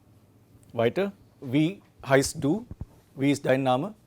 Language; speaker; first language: German; non-native, fluent; English